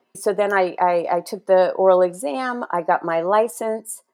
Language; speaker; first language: English; early bilingual, other home language; Spanish